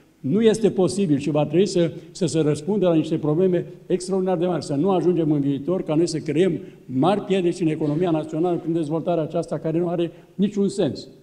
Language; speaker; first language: Romanian; native; Romanian